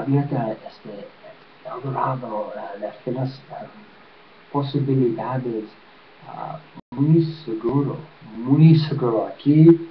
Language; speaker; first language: Spanish; non-native, learner; English